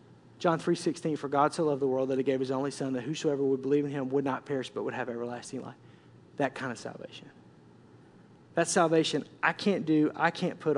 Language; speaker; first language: English; native; English